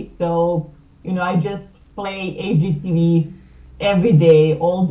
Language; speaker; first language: English; non-native, fluent; Serbian